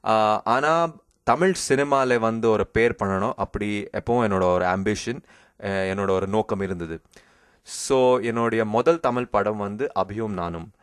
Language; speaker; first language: Tamil; early bilingual, heritage; Tamil